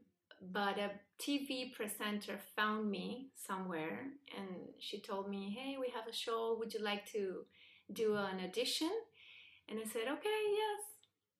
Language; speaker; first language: English; non-native, fluent; Spanish